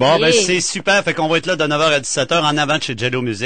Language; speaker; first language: French; native; French